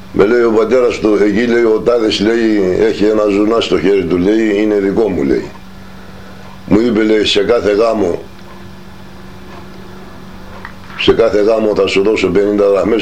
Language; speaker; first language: Greek; non-native, local second language; Turkish